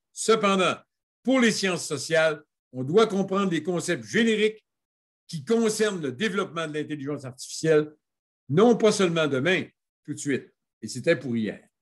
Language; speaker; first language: French; native; French